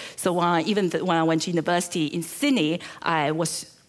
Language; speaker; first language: English; early bilingual, other home language; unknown